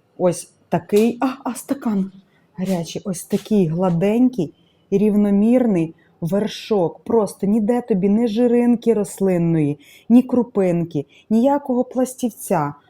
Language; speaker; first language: Ukrainian; native; Ukrainian